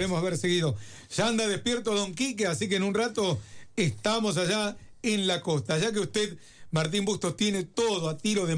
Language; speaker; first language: Spanish; native; Spanish